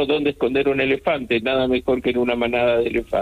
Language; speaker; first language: Spanish; native; Spanish